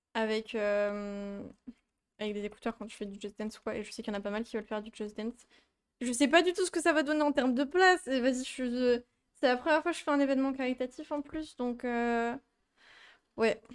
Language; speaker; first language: French; native; French